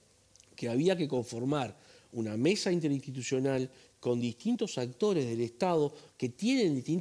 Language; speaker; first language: Spanish; native; Spanish